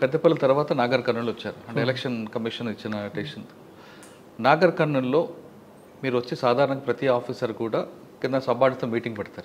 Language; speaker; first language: Telugu; native; Telugu